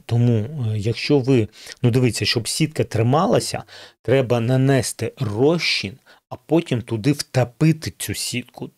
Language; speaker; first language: Ukrainian; non-native, local second language; Russian